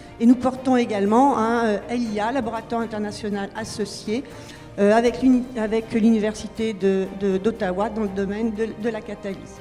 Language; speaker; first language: French; native; French